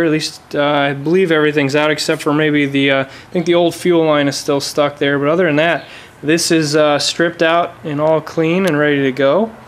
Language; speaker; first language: English; native; English